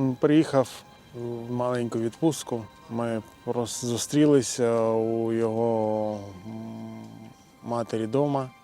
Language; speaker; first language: Ukrainian; non-native, local second language; Russian